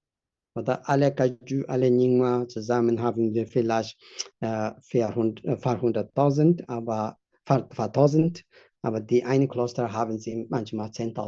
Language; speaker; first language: German; non-native, fluent; Tibetan